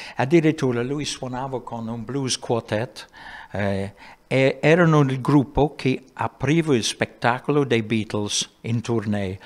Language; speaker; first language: Italian; non-native, fluent; English